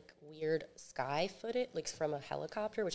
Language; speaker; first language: English; native; English